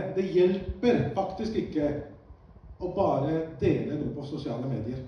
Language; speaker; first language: Norwegian; early bilingual, other home language; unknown